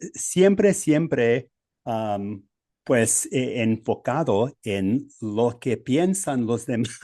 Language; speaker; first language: Spanish; non-native, fluent; English